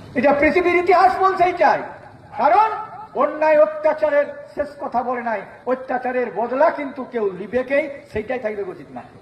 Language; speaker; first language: Bangla; native; Bangla